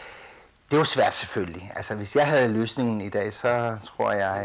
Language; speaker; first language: Danish; early bilingual, other home language; Kurdish